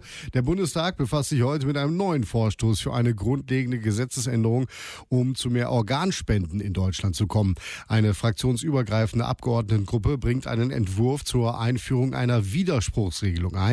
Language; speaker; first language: German; native; German